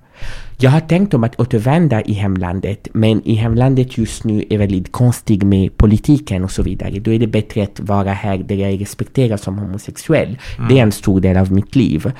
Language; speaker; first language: Swedish; non-native, fluent; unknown